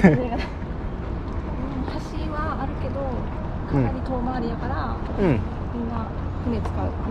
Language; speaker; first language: Japanese; native; Japanese